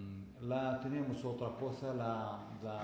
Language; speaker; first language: Spanish; non-native, fluent; Arabic